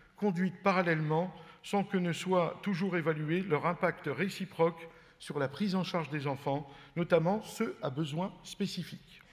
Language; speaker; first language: French; native; French